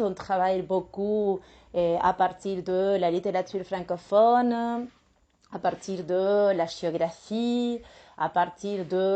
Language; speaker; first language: French; non-native, fluent; Spanish